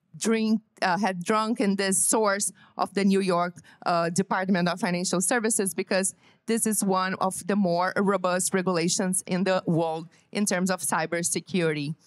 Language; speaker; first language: English; non-native, fluent; Portuguese